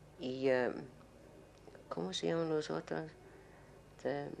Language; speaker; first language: Spanish; non-native, learner; English